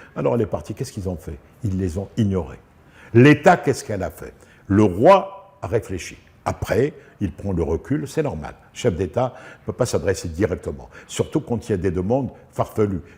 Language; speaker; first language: French; non-native, local second language; Arabic